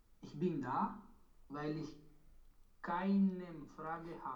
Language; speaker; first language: German; non-native, learner; Romanian